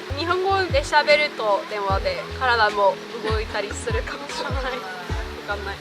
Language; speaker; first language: Japanese; non-native, fluent; English